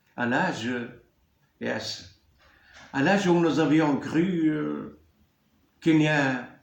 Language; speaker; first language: French; non-native, local second language; Arabic